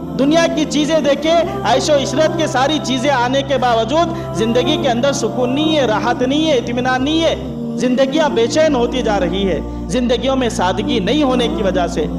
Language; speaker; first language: Urdu; native; Urdu